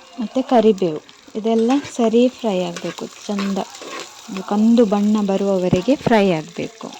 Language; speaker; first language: Kannada; non-native, local second language; Tulu